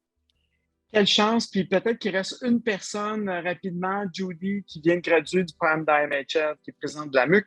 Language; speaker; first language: French; native; French